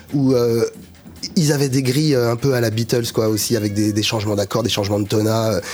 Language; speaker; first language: French; native; French